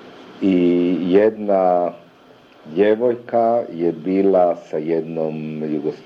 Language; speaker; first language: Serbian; early bilingual, other home language; German